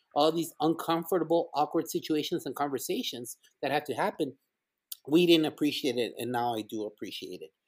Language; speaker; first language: English; early bilingual, other home language; Spanish